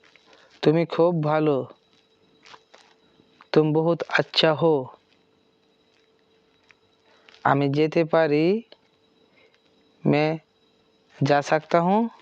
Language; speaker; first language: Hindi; non-native, learner; Bangla